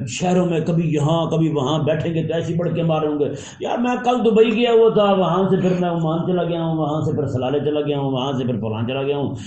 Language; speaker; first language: Urdu; non-native, local second language; Punjabi